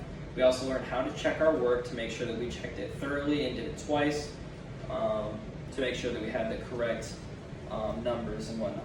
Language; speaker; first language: English; native; English